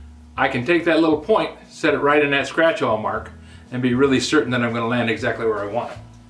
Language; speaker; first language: English; native; English